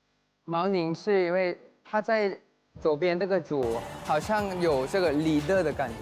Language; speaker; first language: Chinese; non-native, learner; Thai